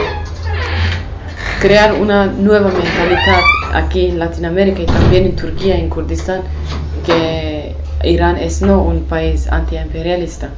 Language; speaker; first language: Spanish; non-native, learner; Kurdish